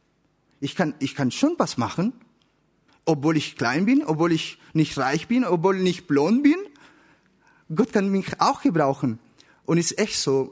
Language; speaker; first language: German; non-native, learner; Spanish